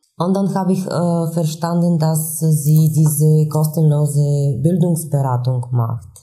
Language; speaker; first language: German; non-native, fluent; Bulgarian